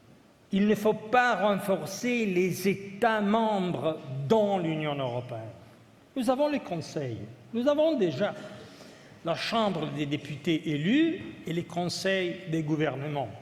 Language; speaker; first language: French; non-native, fluent; Italian